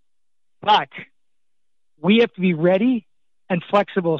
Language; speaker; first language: English; native; English